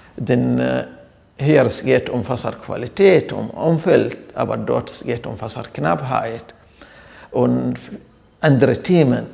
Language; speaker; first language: German; non-native, fluent; Arabic